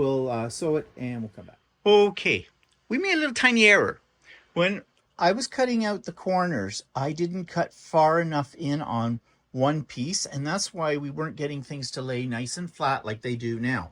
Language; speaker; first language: English; native; English